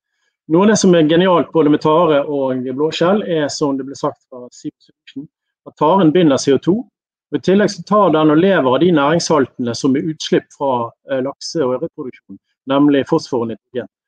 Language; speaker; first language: Norwegian; native; Norwegian